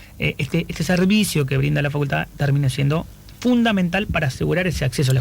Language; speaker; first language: Spanish; native; Spanish